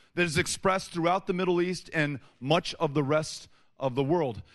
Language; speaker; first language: English; native; English